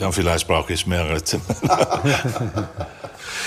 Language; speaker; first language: German; non-native, fluent; English